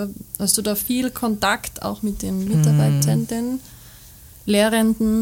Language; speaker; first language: German; native; German